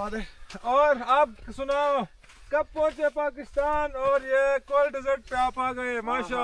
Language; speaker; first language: Hindi; non-native, local second language; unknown